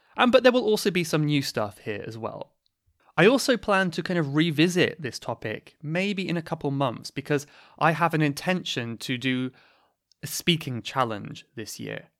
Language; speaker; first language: English; native; English